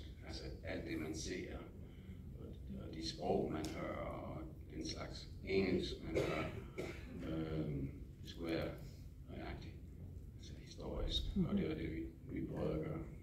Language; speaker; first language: Danish; non-native, fluent; English